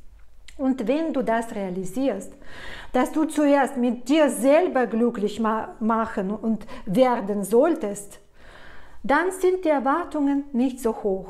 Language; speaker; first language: German; non-native, fluent; Russian